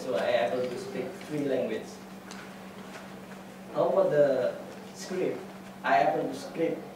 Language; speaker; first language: English; non-native, fluent; Indonesian